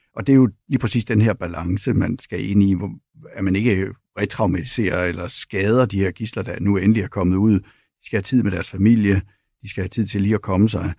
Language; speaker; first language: Danish; native; Danish